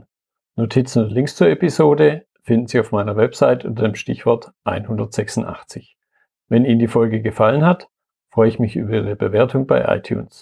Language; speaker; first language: German; native; German